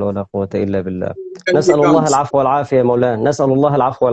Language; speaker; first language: Arabic; native; Arabic